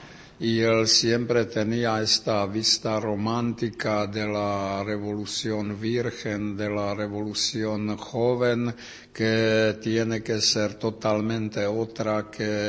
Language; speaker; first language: Spanish; non-native, learner; Czech